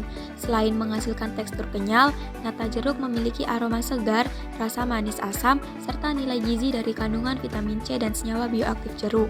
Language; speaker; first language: Indonesian; native; Indonesian